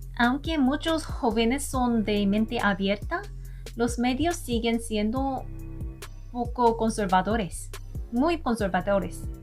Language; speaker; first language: Spanish; non-native, learner; Korean